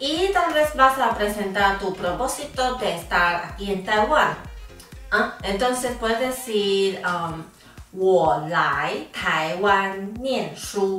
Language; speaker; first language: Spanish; non-native, fluent; Chinese